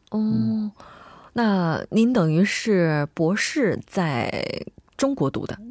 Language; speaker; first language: Chinese; non-native, learner; Korean